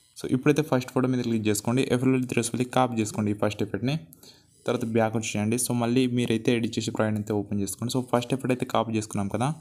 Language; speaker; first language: Telugu; non-native, local second language; Gondi